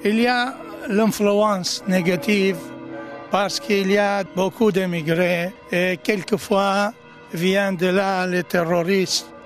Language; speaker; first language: French; non-native, fluent; Arabic